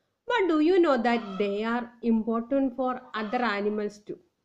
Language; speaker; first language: English; non-native, local second language; Malayalam